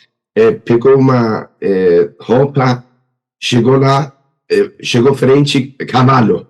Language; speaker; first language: Portuguese; non-native, learner; Persian